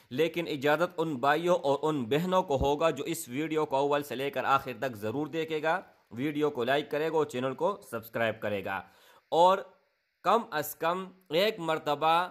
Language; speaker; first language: Urdu; non-native, local second language; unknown